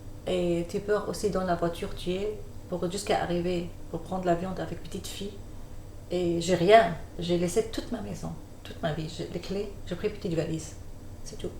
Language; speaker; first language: French; non-native, learner; Arabic